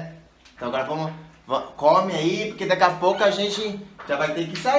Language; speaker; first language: Portuguese; native; Portuguese